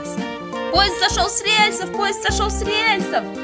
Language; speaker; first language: Russian; native; Russian